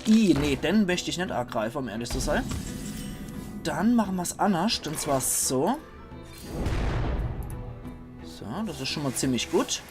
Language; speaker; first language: German; native; German